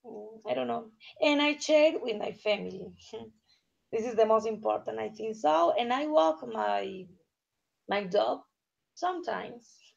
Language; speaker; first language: English; non-native, learner; Spanish